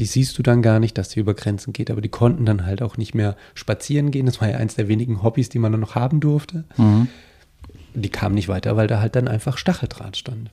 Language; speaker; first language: German; native; German